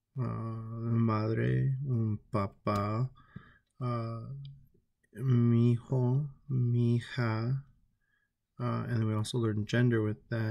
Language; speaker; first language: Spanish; non-native, learner; English